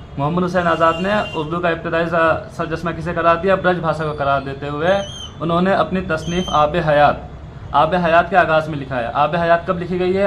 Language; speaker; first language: Urdu; native; Urdu